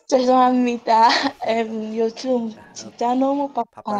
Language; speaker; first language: Korean; non-native, learner; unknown